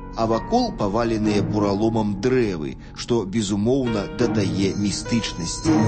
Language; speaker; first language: Belarusian; native; Belarusian